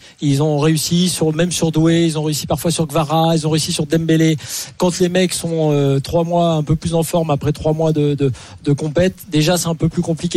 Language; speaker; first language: French; native; French